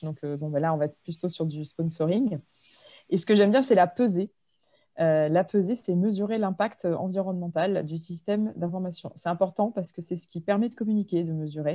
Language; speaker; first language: French; native; French